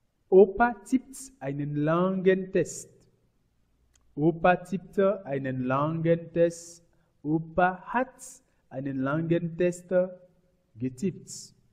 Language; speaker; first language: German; non-native, learner; French